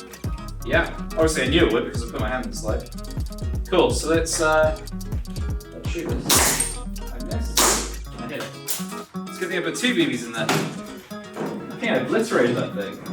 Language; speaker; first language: English; native; English